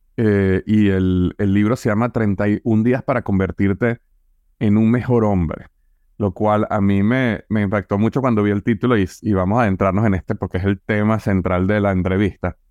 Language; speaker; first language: Spanish; native; Spanish